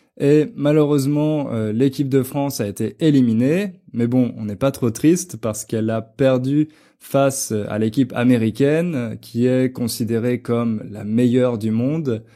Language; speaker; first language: French; native; French